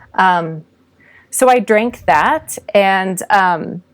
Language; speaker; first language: English; native; English